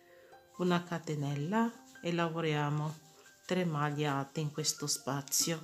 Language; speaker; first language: Italian; non-native, fluent; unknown